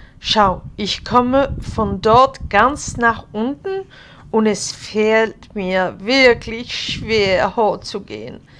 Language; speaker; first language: German; non-native, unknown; Hungarian